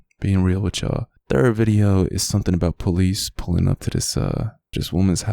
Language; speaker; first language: English; native; English